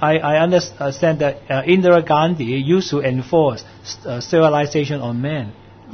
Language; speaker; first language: English; non-native, local second language; Cantonese